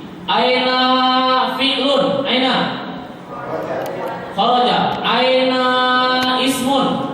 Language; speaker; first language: Arabic; non-native, fluent; Indonesian